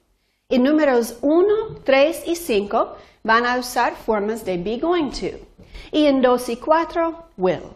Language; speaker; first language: Spanish; non-native, fluent; English